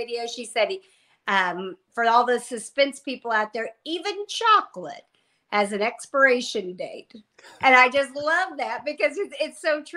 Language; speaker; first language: English; native; English